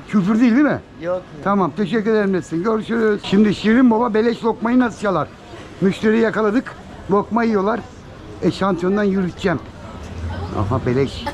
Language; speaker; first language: Turkish; native; Turkish